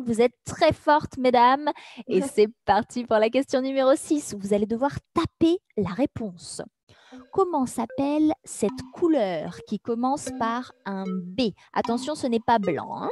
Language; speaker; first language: French; native; French